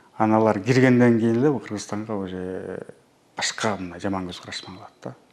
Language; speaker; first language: Kyrgyz; early bilingual, heritage; Kyrgyz